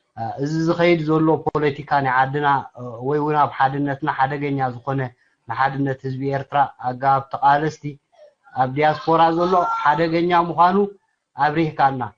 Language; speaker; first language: Tigrinya; native; Tigrinya